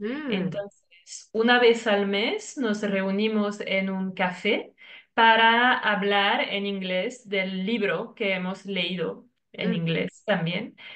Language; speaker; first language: Spanish; non-native, fluent; French